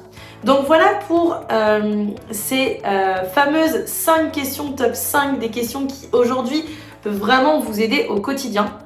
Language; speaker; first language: French; native; French